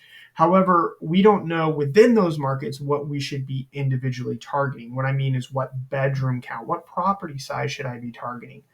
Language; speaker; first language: English; native; English